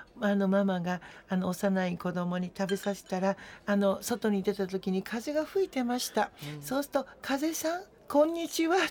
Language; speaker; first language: Japanese; native; Japanese